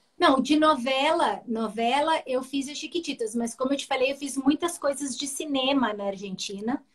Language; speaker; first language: Portuguese; early bilingual, heritage; Portuguese